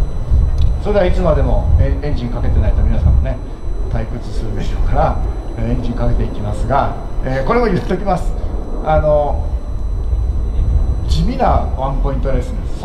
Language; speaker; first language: Japanese; native; Japanese